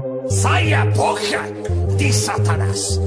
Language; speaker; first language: Portuguese; native; Portuguese